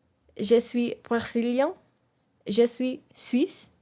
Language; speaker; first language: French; non-native, learner; English